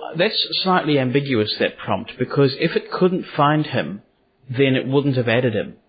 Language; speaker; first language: English; native; English